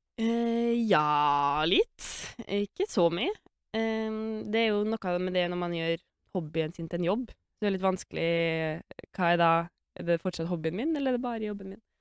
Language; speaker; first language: Norwegian; native; Norwegian